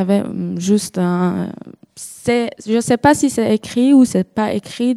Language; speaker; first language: French; non-native, learner; Persian